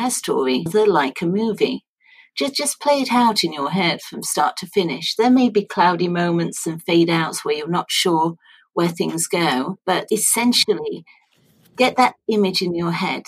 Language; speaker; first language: English; native; English